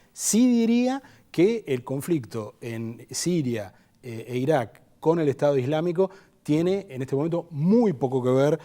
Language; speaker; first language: Spanish; native; Spanish